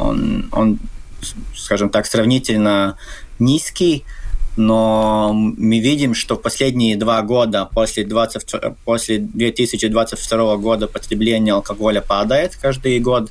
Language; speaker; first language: Russian; non-native, local second language; Latvian